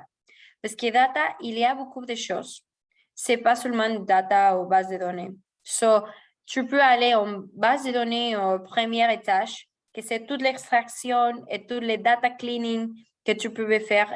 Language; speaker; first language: French; non-native, fluent; Spanish